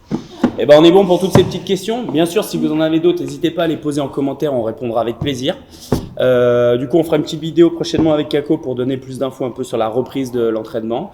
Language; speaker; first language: French; native; French